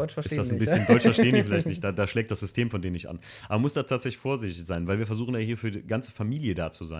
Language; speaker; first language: German; native; German